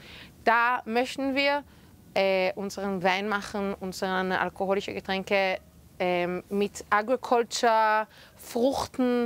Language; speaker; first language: German; non-native, fluent; Hebrew